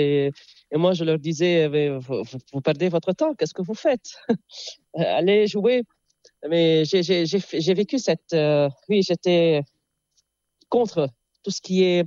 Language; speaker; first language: French; non-native, local second language; Arabic